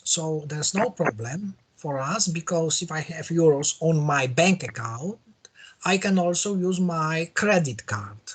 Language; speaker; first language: English; non-native, learner; Polish